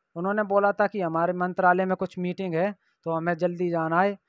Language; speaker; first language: Hindi; native; Hindi